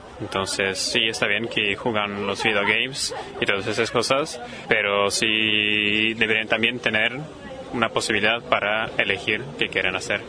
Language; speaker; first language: Spanish; non-native, fluent; Polish